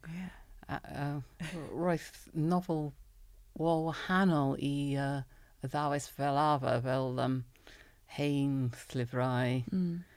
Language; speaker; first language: Welsh; non-native, learner; English